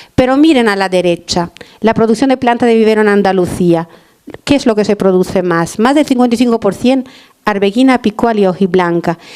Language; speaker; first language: Spanish; non-native, fluent; Albanian